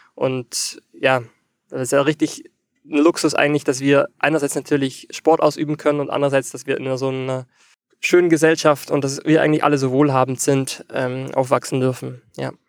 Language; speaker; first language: German; native; German